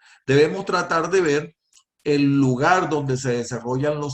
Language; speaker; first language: Spanish; native; Spanish